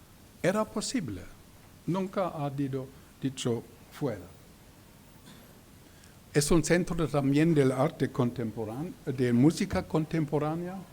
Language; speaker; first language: Spanish; non-native, learner; German